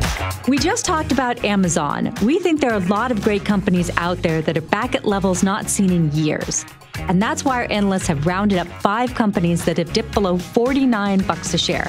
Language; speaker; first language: English; native; English